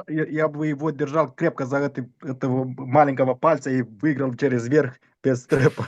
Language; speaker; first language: Russian; non-native, fluent; Romanian